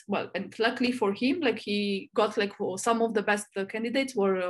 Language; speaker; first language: English; non-native, fluent; Romanian